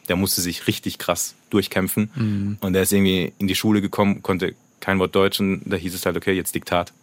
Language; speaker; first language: German; native; German